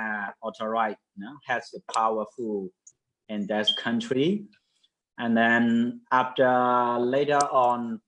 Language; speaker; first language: English; non-native, fluent; Mon